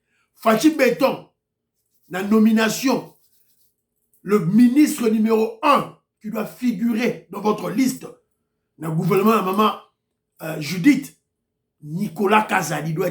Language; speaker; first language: French; non-native, local second language; Lingala